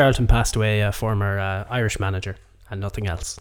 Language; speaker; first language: English; native; English